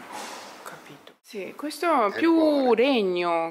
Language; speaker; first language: Italian; non-native, learner; Japanese